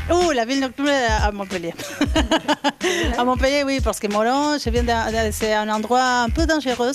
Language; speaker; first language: French; non-native, fluent; Spanish